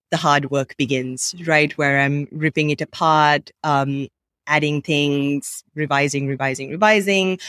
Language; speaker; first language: English; non-native, local second language; Sinhala